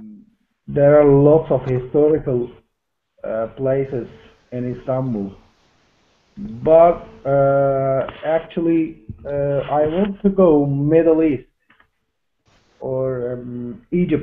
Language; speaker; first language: English; non-native, learner; Turkish